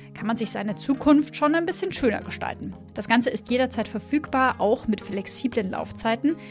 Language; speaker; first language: German; native; German